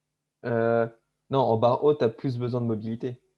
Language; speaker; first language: French; native; French